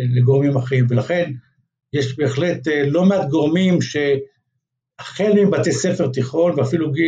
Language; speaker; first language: Hebrew; native; Hebrew